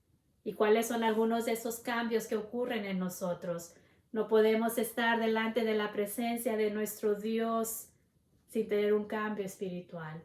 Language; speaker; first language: Spanish; native; Spanish